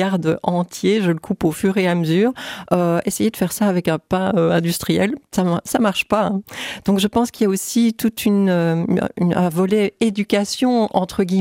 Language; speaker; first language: French; native; French